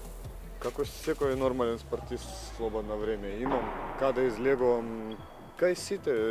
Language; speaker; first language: Macedonian; non-native, fluent; Russian